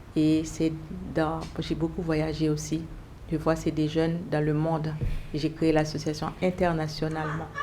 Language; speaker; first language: French; early bilingual, other home language; Haitian Creole